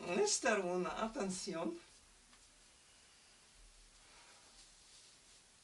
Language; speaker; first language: Spanish; non-native, learner; French